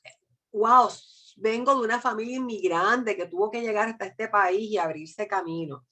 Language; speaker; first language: Spanish; native; Spanish